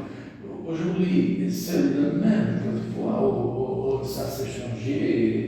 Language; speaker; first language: French; non-native, learner; Portuguese